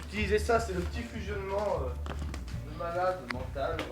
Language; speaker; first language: French; native; French